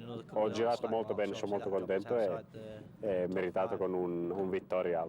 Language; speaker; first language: Italian; non-native, learner; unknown